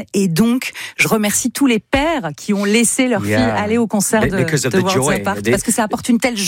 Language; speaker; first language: French; native; French